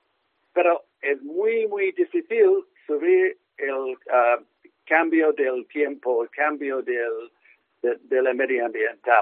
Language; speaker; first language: Spanish; non-native, learner; English